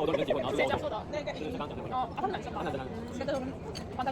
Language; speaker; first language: Chinese; non-native, fluent; Korean